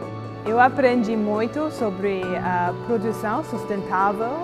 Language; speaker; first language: Portuguese; non-native, fluent; English